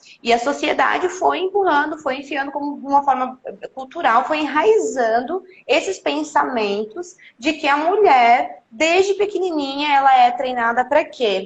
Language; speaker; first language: Portuguese; native; Portuguese